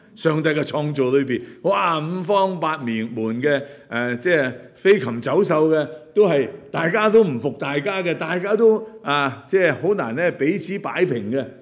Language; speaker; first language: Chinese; non-native, local second language; Cantonese